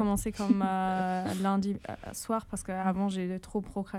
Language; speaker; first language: French; non-native, fluent; German